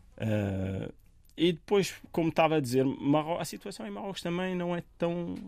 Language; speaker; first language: Portuguese; non-native, fluent; Arabic